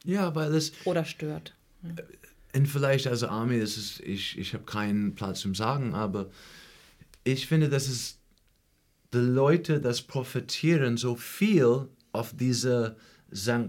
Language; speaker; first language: German; non-native, learner; English